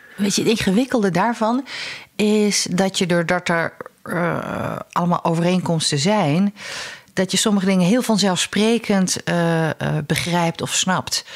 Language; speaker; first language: Dutch; native; Dutch